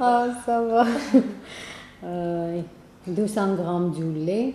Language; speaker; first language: French; non-native, learner; Armenian